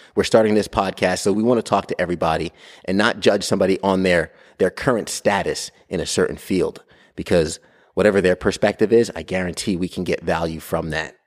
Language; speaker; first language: English; native; English